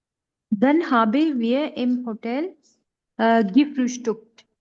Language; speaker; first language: German; non-native, learner; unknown